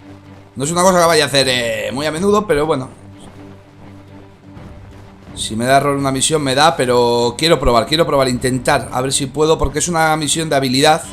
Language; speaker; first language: Spanish; native; Spanish